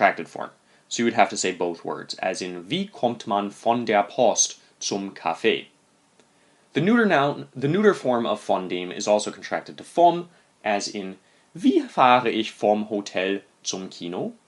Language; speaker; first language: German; non-native, fluent; English